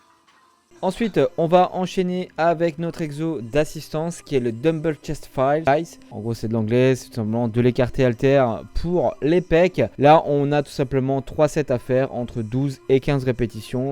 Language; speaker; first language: French; native; French